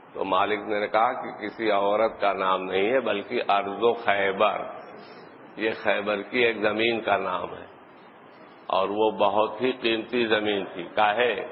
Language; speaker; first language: Urdu; native; Urdu